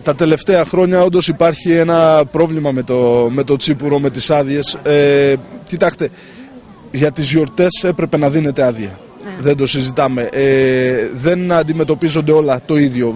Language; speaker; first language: Greek; native; Greek